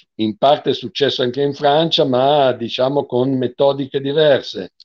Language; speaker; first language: Italian; native; Italian